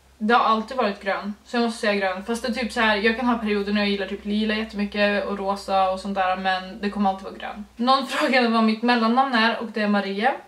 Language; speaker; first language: Swedish; early bilingual, other home language; Norwegian